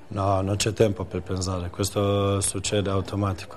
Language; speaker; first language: Italian; non-native, fluent; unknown